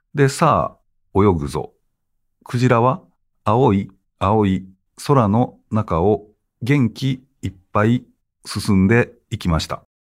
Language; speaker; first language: Japanese; native; Japanese